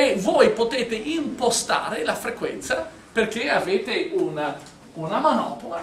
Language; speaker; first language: Italian; native; Italian